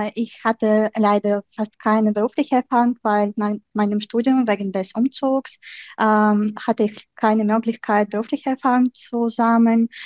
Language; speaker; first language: German; non-native, fluent; Ukrainian